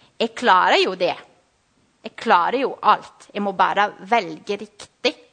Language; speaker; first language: Norwegian; non-native, fluent; Portuguese